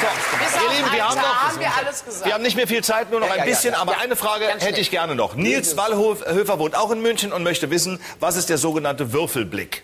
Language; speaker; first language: German; native; German